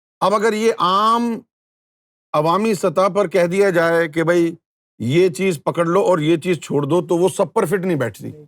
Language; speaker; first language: Urdu; native; Urdu